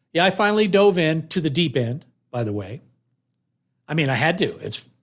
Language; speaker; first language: English; native; English